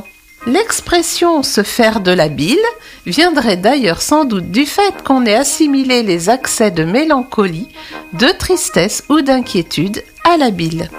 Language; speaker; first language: French; native; French